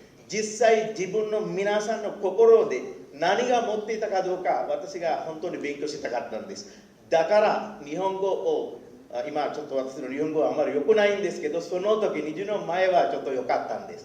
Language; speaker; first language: Japanese; non-native, fluent; Sinhala